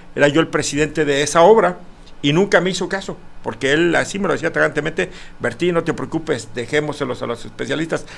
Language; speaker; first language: Spanish; native; Spanish